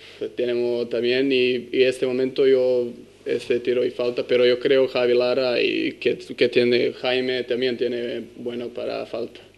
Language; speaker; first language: Spanish; non-native, learner; Serbian